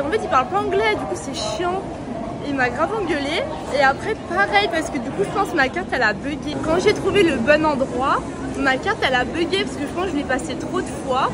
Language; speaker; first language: French; native; French